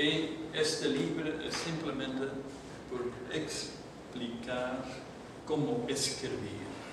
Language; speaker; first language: Spanish; non-native, learner; Dutch